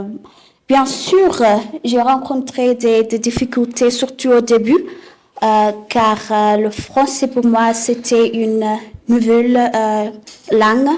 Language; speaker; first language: French; non-native, fluent; Southern Sotho